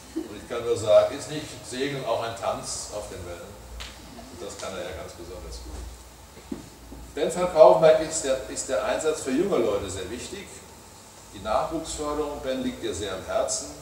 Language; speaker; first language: German; native; German